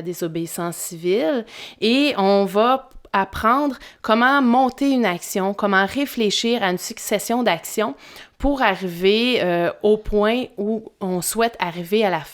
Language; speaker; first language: French; native; French